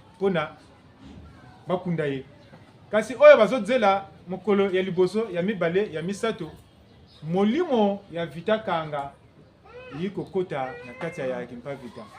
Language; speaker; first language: Lingala; non-native, local second language; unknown